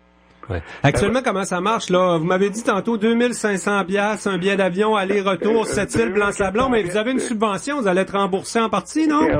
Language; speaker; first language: French; native; French